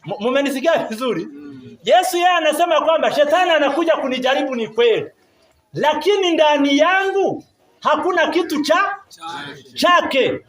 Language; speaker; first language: Swahili; non-native, local second language; Kinyarwanda